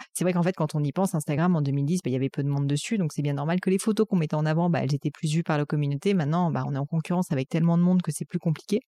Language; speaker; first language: French; native; French